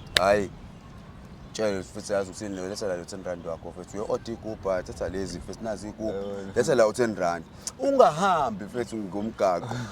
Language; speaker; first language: Zulu; native; Zulu